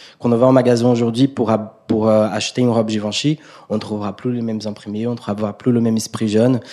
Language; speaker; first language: French; non-native, fluent; Portuguese